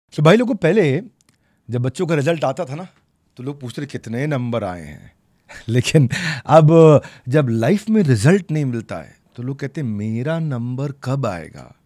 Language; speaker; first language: Hindi; native; Hindi